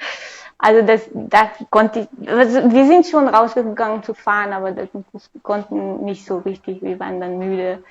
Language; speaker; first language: German; non-native, fluent; Hungarian